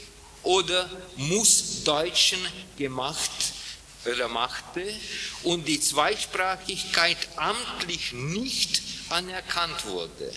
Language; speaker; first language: German; non-native, fluent; Czech